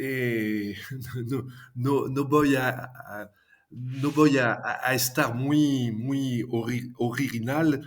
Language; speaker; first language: Spanish; non-native, fluent; French